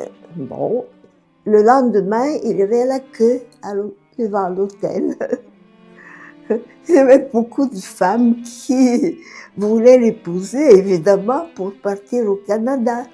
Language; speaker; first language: French; non-native, fluent; Bulgarian